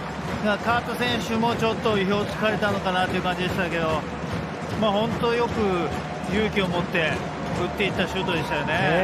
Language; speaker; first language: Japanese; native; Japanese